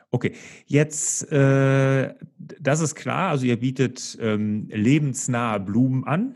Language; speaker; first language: German; native; German